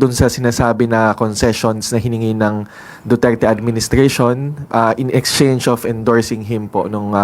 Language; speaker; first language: Filipino; native; Filipino